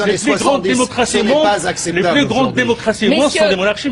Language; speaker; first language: French; non-native, local second language; Arabic